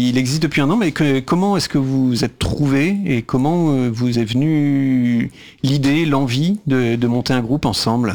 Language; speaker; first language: French; native; French